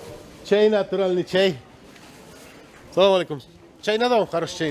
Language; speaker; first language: Russian; non-native, local second language; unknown